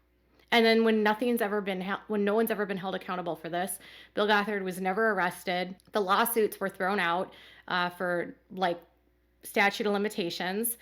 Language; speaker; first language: English; native; English